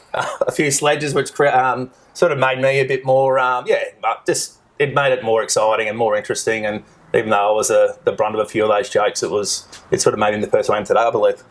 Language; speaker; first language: English; native; English